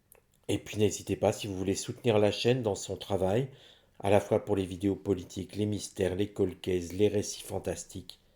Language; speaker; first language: French; native; French